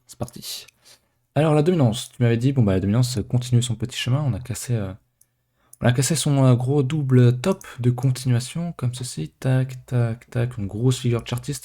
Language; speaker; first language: French; native; French